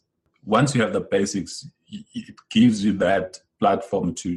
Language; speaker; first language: English; non-native, local second language; Zulu